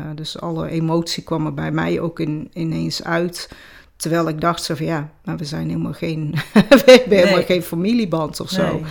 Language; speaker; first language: Dutch; native; Dutch